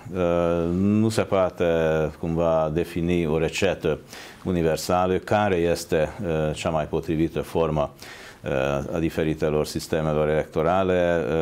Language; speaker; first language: Romanian; non-native, fluent; Hungarian